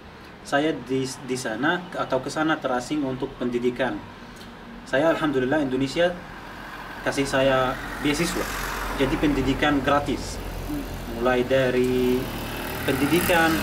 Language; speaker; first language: Indonesian; non-native, fluent; Arabic